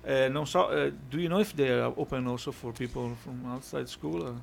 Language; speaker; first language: English; non-native, fluent; Italian